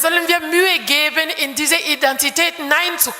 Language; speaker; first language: German; non-native, fluent; French